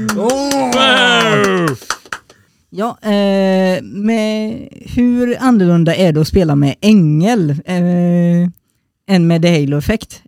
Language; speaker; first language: Swedish; native; Swedish